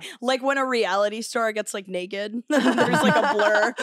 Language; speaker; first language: English; early bilingual, other home language; Chinese